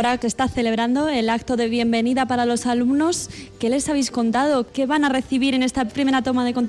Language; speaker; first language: Spanish; native; Spanish